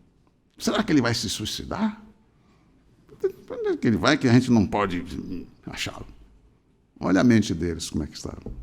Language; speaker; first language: Portuguese; native; Portuguese